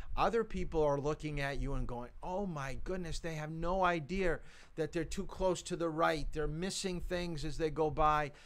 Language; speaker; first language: English; native; English